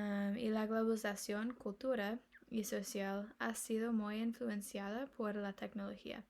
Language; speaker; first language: Spanish; non-native, learner; English